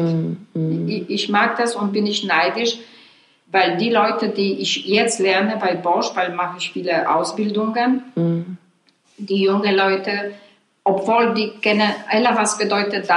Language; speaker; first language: German; non-native, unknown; Polish